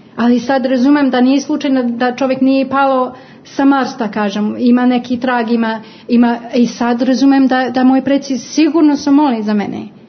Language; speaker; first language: Croatian; non-native, fluent; English